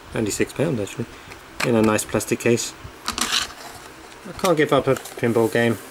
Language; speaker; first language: English; native; English